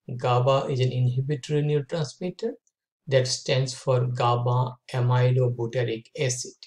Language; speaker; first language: English; non-native, local second language; Bangla